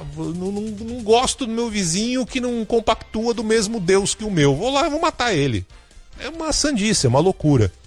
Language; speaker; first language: Portuguese; native; Portuguese